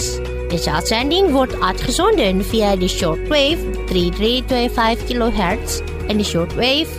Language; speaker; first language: Dutch; non-native, fluent; Indonesian